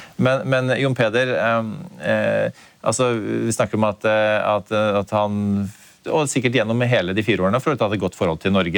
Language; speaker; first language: Norwegian; native; Norwegian